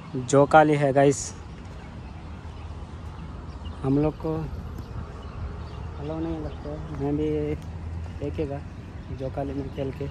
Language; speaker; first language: Hindi; non-native, local second language; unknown